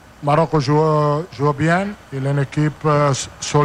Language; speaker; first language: French; non-native, local second language; Italian